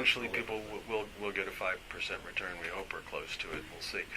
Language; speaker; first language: English; native; English